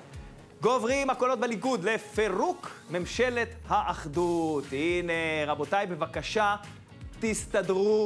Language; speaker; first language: Hebrew; native; Hebrew